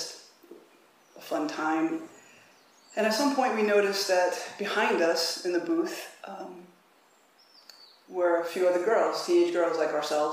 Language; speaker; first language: English; native; English